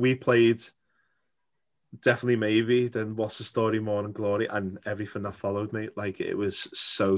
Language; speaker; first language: English; native; English